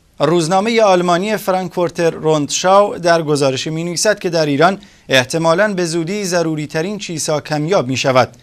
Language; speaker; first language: Persian; non-native, local second language; Central Kurdish